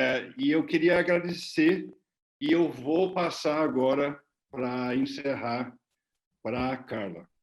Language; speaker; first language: Portuguese; non-native, fluent; English